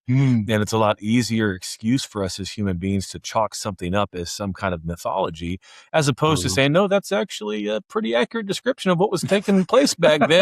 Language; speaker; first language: English; native; English